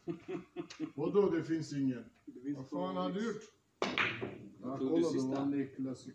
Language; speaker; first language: Swedish; non-native, fluent; Turkish